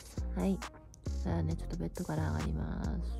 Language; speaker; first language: Japanese; native; Japanese